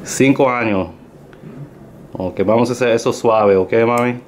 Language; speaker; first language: Spanish; non-native, learner; English